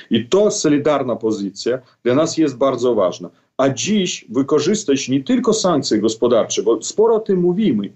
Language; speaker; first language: Polish; non-native, fluent; Belarusian